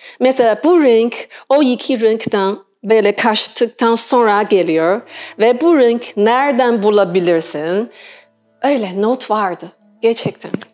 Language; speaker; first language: Turkish; non-native, learner; Chinese